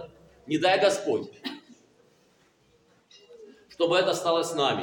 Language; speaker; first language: Russian; native; Russian